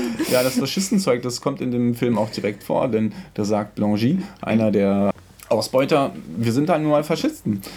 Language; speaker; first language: German; native; German